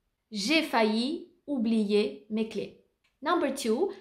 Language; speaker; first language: French; native; French